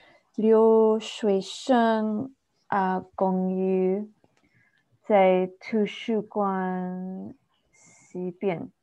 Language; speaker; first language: Chinese; non-native, learner; English